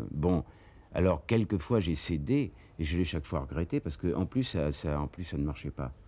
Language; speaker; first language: French; native; French